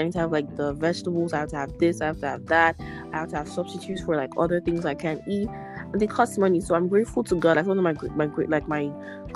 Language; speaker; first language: English; non-native, local second language; Yoruba